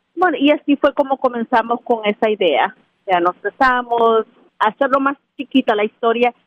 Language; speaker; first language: Spanish; native; Spanish